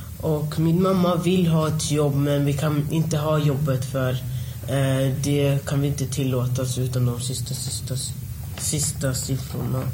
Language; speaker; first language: Swedish; early bilingual, other home language; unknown